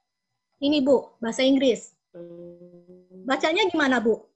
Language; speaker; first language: Indonesian; native; Indonesian